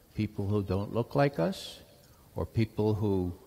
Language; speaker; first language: English; native; English